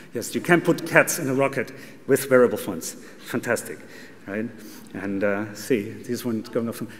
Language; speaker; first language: English; non-native, fluent; German